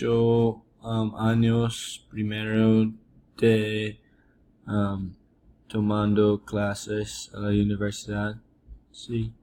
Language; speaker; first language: Spanish; non-native, learner; English